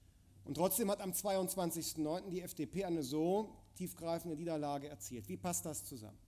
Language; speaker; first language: German; native; German